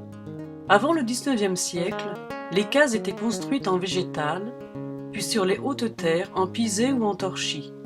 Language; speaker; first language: French; native; French